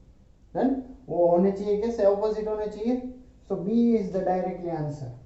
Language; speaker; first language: Hindi; non-native, local second language; Gujarati